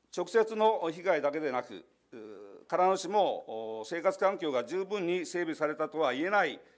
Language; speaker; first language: Japanese; native; Japanese